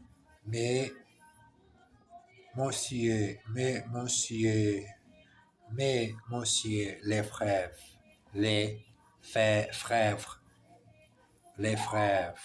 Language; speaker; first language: French; non-native, learner; Portuguese